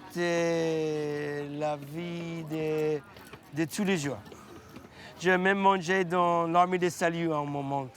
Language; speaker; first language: French; non-native, fluent; English